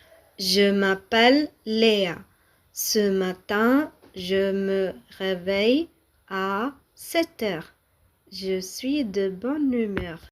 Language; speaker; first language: French; non-native, fluent; Tamil